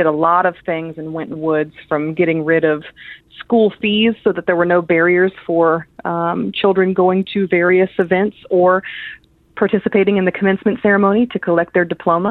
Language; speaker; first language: English; native; English